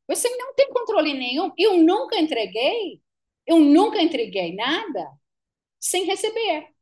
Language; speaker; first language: Portuguese; non-native, fluent; English